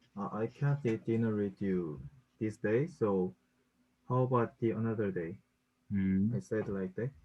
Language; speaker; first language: English; non-native, learner; Korean